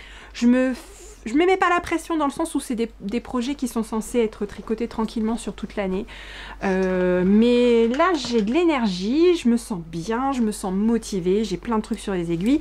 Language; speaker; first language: French; native; French